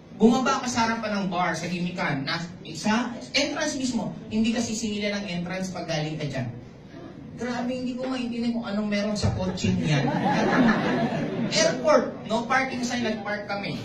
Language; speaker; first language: Filipino; non-native, local second language; Bikol